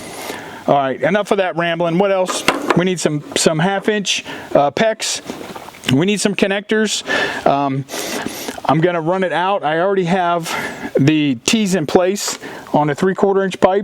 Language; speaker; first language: English; native; English